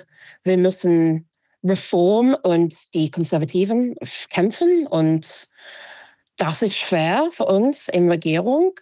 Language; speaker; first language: German; non-native, fluent; English